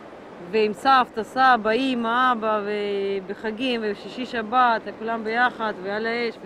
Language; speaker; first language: Hebrew; non-native, fluent; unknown